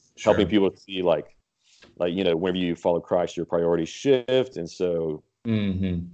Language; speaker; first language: English; native; English